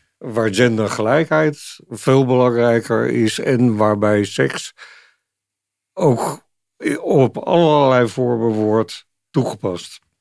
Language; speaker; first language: Dutch; native; Dutch